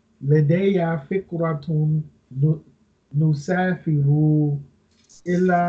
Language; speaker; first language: Arabic; non-native, learner; English